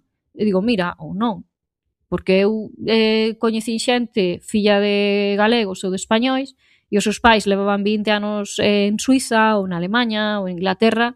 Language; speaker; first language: Galician; native; Galician